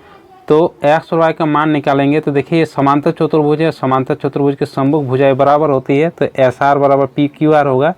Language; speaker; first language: Hindi; native; Hindi